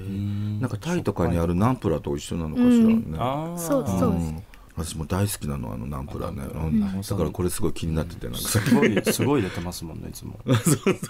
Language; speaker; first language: Japanese; native; Japanese